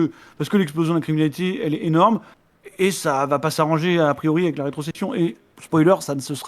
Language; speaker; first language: French; native; French